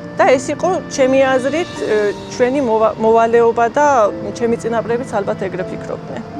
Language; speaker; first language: Georgian; early bilingual, heritage; Georgian